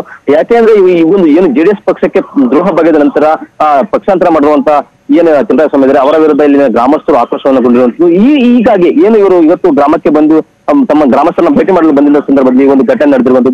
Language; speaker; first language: Kannada; native; Kannada